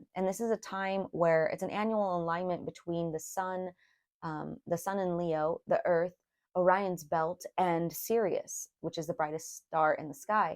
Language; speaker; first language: English; native; English